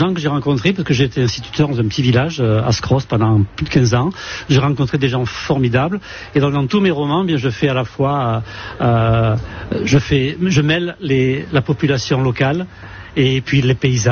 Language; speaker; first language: French; native; French